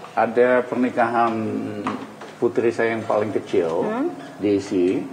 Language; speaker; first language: Indonesian; native; Indonesian